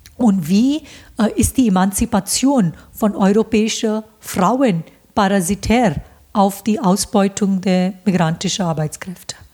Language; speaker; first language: German; non-native, fluent; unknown